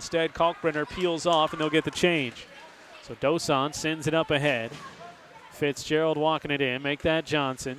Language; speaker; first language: English; native; English